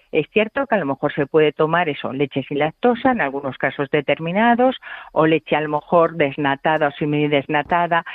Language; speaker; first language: Spanish; native; Spanish